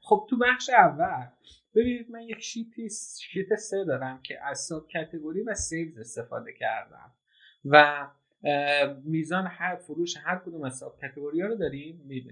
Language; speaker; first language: Persian; native; Persian